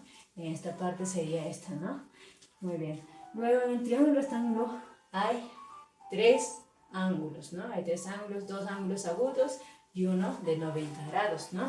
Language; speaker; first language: Spanish; native; Spanish